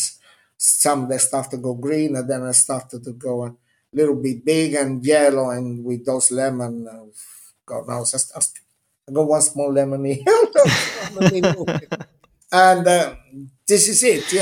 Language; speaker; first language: English; non-native, fluent; Italian